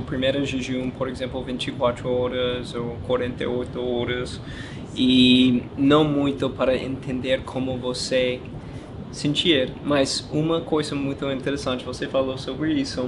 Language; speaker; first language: Portuguese; non-native, learner; English